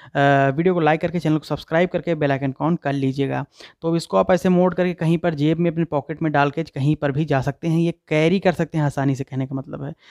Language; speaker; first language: Hindi; native; Hindi